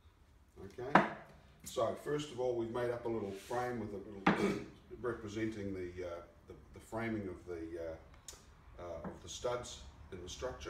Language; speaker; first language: English; native; English